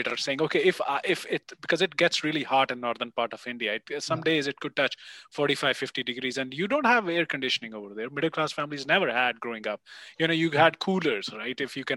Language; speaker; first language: English; non-native, local second language; Punjabi